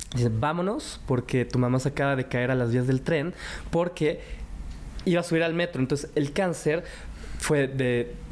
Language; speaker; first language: Spanish; early bilingual, other home language; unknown